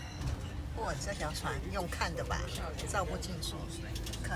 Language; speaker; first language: Chinese; native; Chinese